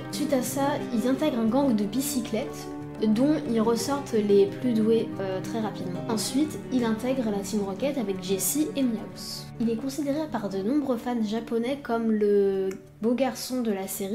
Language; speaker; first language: French; native; French